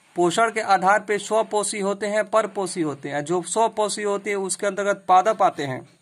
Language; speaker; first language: Hindi; native; Hindi